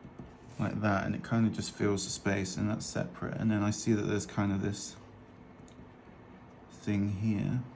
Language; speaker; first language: English; native; English